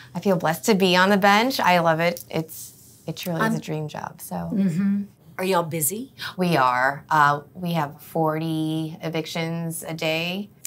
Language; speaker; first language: English; native; English